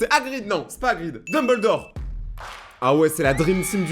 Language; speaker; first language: French; native; French